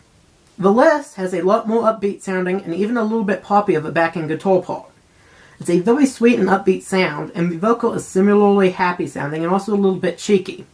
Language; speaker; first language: English; native; English